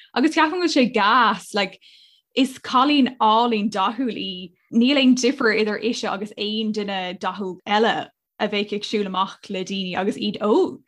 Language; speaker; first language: Irish; non-native, local second language; English